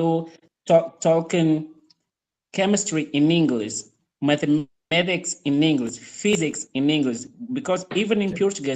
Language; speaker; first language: English; non-native, fluent; Portuguese